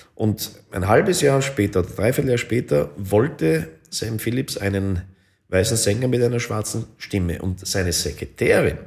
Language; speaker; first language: German; native; German